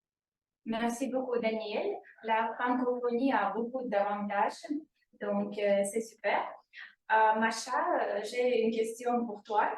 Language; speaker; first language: French; non-native, fluent; Russian